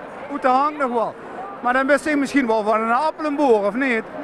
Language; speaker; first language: Dutch; native; Dutch